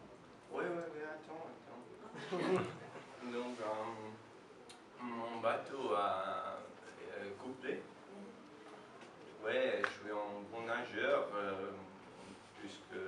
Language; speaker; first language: French; non-native, learner; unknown